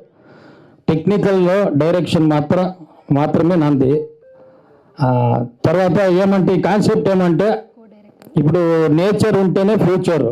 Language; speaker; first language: Telugu; non-native, learner; Kannada